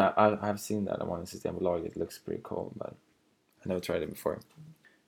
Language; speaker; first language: English; non-native, fluent; Swedish